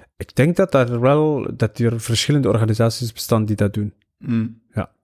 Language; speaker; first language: Dutch; early bilingual, other home language; Somali